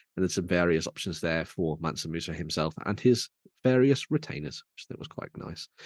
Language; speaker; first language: English; native; English